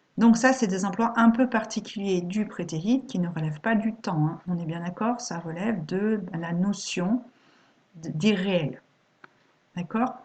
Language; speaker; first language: French; native; French